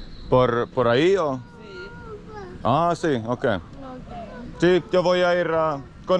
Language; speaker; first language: Spanish; non-native, learner; Finnish